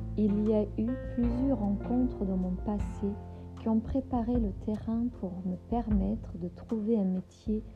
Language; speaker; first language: French; non-native, fluent; German